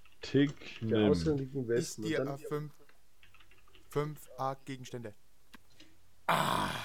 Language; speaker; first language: German; native; German